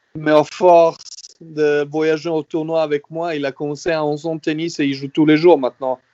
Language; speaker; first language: French; non-native, fluent; Serbian